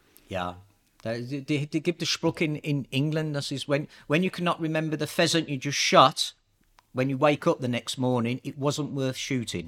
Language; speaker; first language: English; native; English